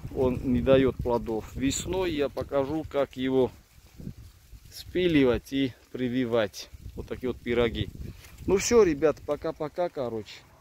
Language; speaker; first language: Russian; non-native, local second language; Georgian